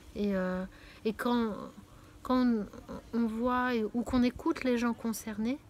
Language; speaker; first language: French; native; French